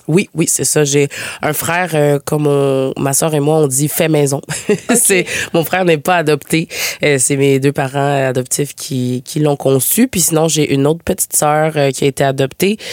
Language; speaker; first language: French; native; French